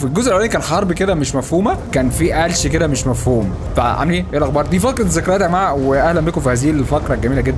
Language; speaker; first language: Arabic; native; Arabic